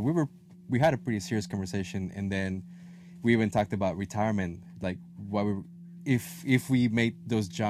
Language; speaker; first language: English; non-native, fluent; Spanish